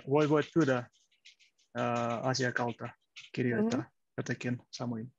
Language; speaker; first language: Finnish; non-native, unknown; Russian